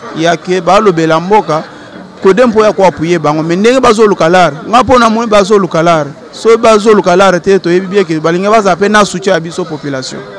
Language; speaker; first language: Lingala; native; Lingala